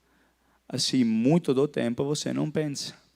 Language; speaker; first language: Portuguese; non-native, fluent; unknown